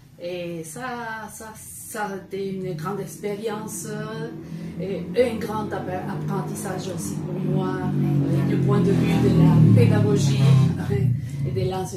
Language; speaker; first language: French; non-native, fluent; Spanish